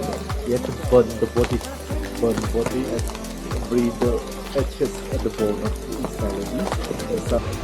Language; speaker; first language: English; non-native, learner; Thai